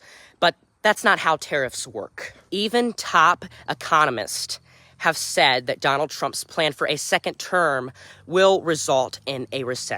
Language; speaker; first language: English; native; English